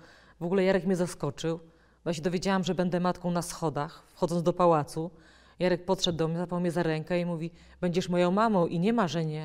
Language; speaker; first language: Polish; native; Polish